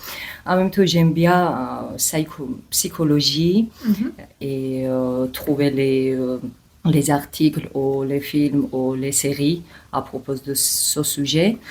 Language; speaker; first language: French; non-native, learner; Georgian